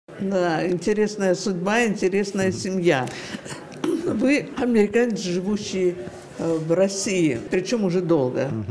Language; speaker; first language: Russian; native; Russian